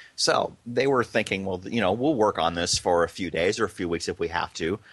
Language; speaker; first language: English; native; English